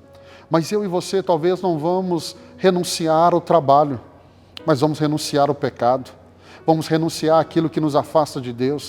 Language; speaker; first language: Portuguese; native; Portuguese